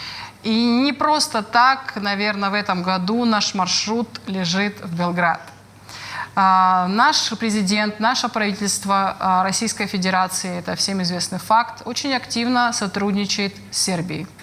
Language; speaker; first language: Russian; native; Russian